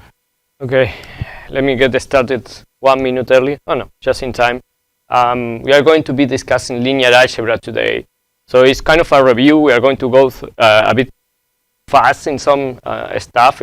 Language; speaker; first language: English; non-native, fluent; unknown